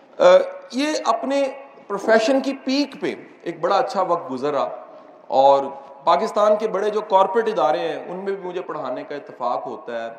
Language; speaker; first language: Urdu; non-native, local second language; Punjabi